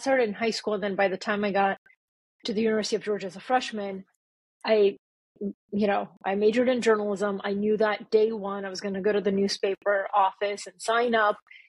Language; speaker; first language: English; early bilingual, other home language; Bulgarian